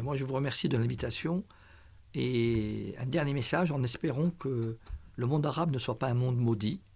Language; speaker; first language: French; non-native, local second language; Arabic